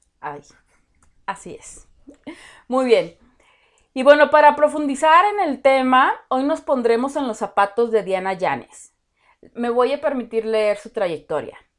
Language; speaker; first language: Spanish; native; Spanish